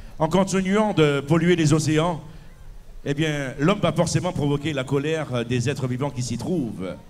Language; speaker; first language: French; native; French